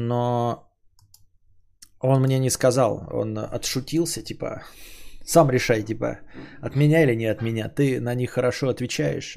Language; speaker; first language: Russian; native; Russian